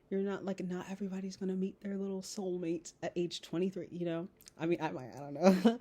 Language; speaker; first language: English; native; English